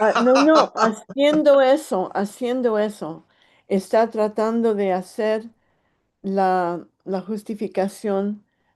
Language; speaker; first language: Spanish; early bilingual, heritage; English